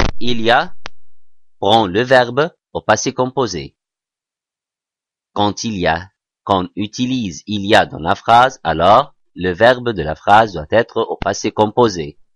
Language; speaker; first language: French; non-native, fluent; Arabic